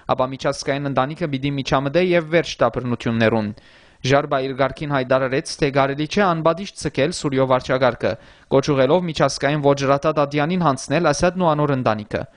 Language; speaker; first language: Armenian; early bilingual, heritage; Armenian